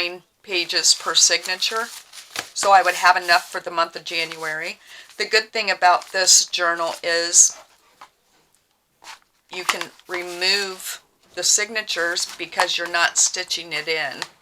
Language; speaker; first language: English; native; English